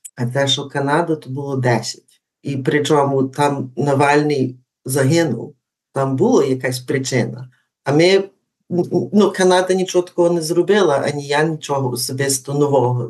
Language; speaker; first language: Ukrainian; early bilingual, heritage; Ukrainian